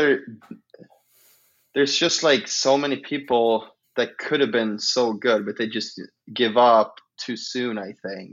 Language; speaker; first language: English; non-native, fluent; Swedish